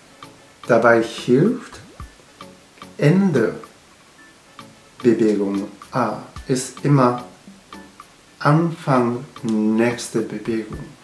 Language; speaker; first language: German; non-native, learner; Japanese